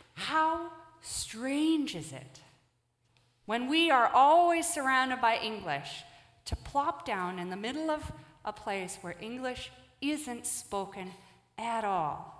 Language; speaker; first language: English; native; English